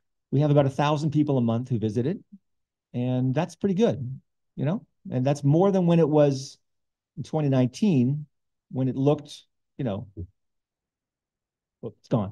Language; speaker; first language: English; native; English